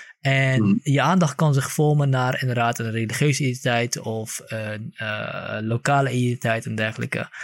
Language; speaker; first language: Dutch; early bilingual, other home language; Kurdish